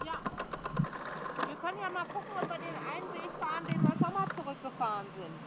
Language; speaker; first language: German; native; German